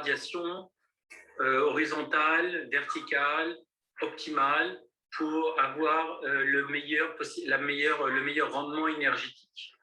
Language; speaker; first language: French; native; French